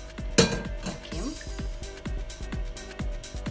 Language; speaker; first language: Turkish; non-native, learner; Russian